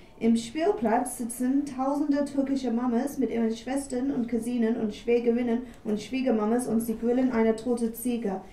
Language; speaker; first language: German; non-native, fluent; English